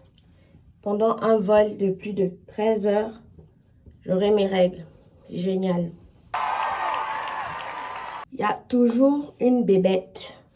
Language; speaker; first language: French; non-native, fluent; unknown